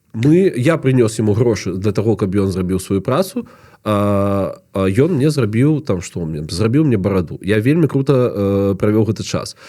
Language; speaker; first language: Belarusian; non-native, local second language; Russian